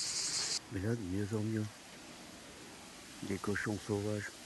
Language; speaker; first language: French; native; French